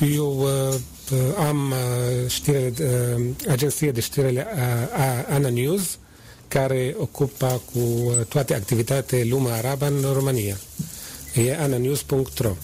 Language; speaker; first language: Romanian; non-native, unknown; Arabic